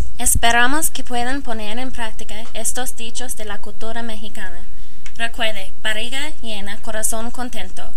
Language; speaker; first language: Spanish; non-native, learner; English